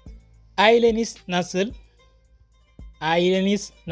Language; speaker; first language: Turkish; non-native, fluent; Wolof